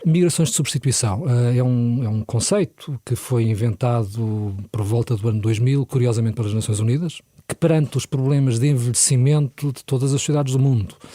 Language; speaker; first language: Portuguese; native; Portuguese